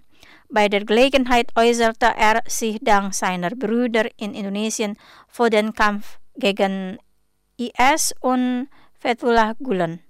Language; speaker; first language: German; non-native, fluent; Indonesian